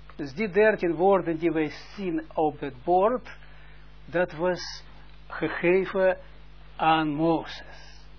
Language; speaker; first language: Dutch; non-native, fluent; Russian